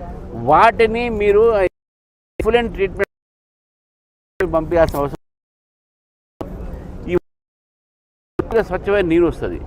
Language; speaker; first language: Telugu; native; Telugu